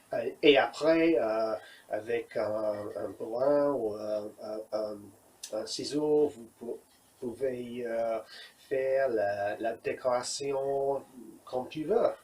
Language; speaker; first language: French; non-native, learner; English